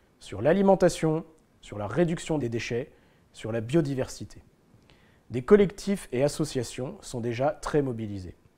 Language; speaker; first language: French; native; French